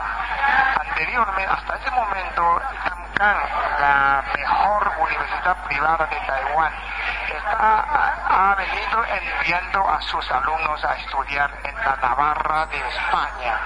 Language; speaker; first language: Spanish; non-native, fluent; Chinese